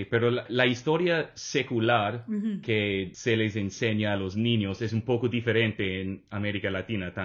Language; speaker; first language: Spanish; non-native, fluent; English